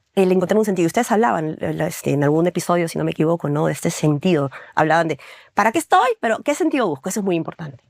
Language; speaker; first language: Spanish; native; Spanish